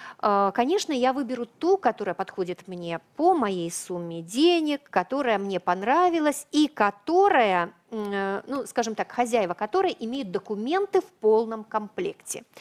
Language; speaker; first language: Russian; native; Russian